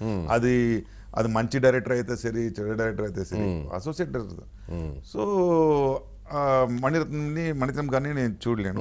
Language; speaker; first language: Telugu; non-native, local second language; Tamil